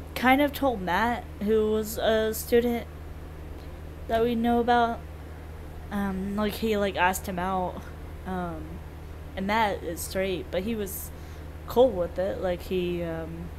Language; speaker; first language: English; native; English